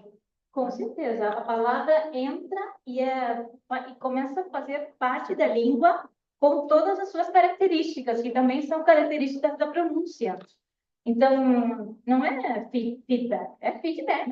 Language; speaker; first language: Portuguese; non-native, fluent; Spanish